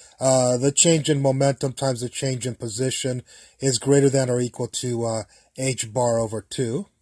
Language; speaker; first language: English; native; English